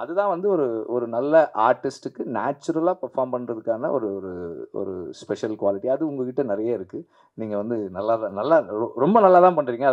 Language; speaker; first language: Tamil; native; Tamil